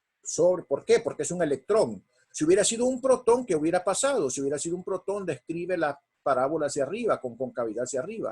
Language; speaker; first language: Spanish; native; Spanish